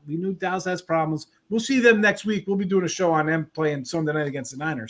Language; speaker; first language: English; native; English